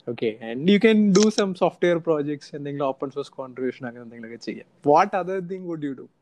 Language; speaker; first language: English; non-native, local second language; Malayalam